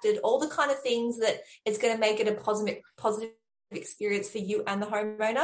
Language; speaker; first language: English; native; English